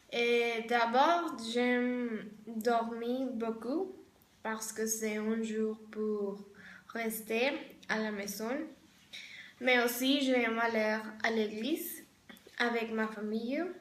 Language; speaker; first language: French; non-native, learner; Spanish